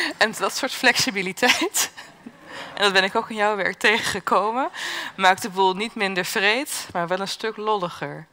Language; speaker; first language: Dutch; native; Dutch